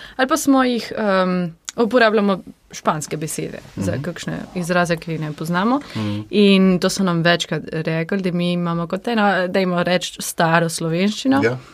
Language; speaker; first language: Slovenian; early bilingual, heritage; Slovenian